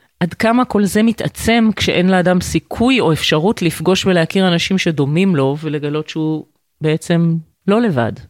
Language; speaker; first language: Hebrew; native; Hebrew